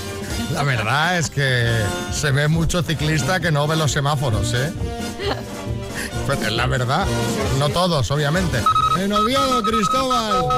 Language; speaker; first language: Spanish; native; Spanish